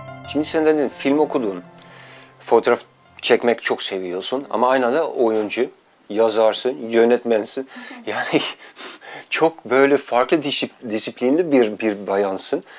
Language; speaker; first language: Turkish; non-native, fluent; Dutch